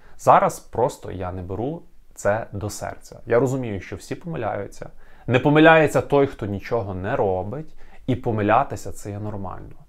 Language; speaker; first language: Ukrainian; native; Ukrainian